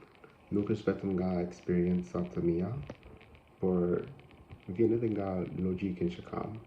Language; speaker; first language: Albanian; non-native, learner; English